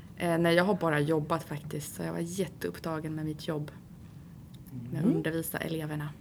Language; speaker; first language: Swedish; native; Swedish